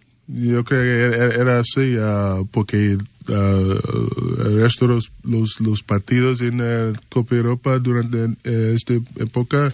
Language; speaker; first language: Spanish; non-native, learner; English